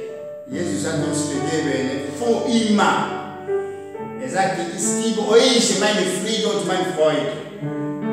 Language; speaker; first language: German; non-native, learner; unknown